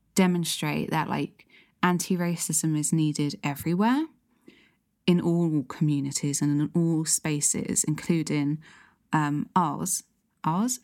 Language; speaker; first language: English; native; English